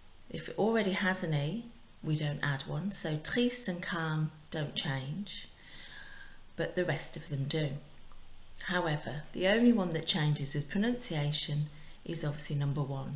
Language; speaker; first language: English; native; English